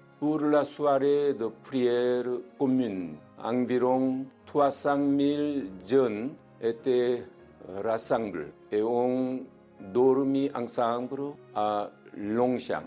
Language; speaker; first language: French; non-native, fluent; Korean